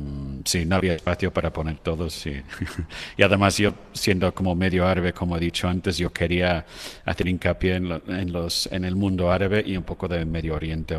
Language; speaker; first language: Spanish; non-native, fluent; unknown